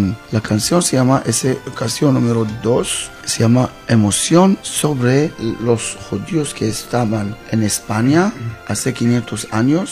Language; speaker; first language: Spanish; non-native, learner; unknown